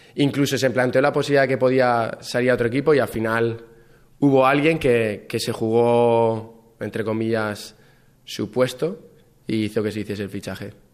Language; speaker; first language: Spanish; native; Spanish